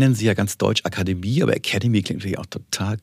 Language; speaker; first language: German; native; German